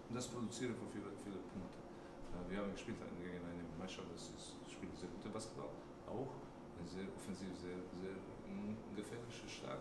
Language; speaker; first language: German; non-native, learner; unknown